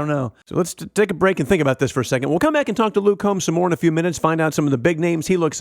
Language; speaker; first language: English; native; English